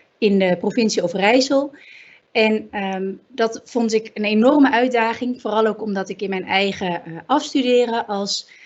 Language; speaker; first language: Dutch; native; Dutch